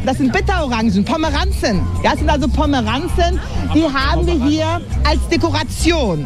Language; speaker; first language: German; native; German